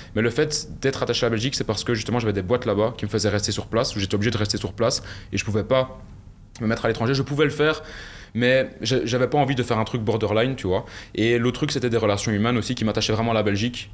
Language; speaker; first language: French; native; French